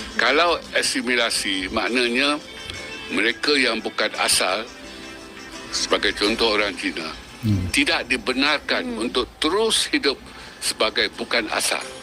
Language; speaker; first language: Malay; native; Malay